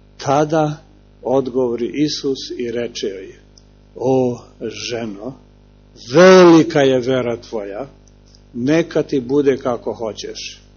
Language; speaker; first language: Serbian; native; Serbian